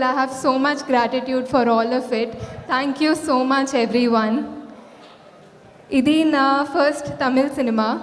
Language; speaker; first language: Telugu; non-native, local second language; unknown